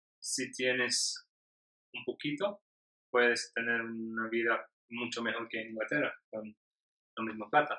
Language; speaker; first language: Spanish; non-native, learner; English